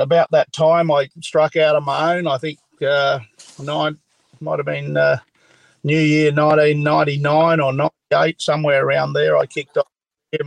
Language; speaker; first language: English; native; English